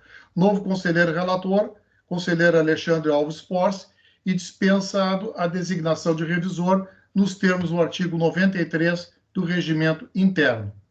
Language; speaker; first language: Portuguese; native; Portuguese